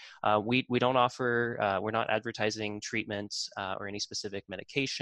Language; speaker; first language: English; native; English